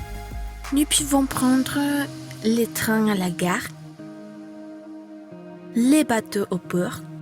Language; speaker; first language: French; non-native, fluent; Spanish